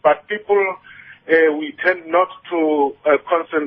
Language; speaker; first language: English; non-native, local second language; Northern Sotho